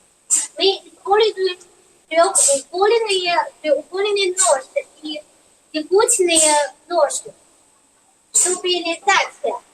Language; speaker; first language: Russian; non-native, learner; Chinese